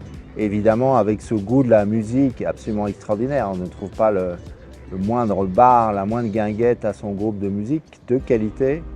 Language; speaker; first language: French; native; French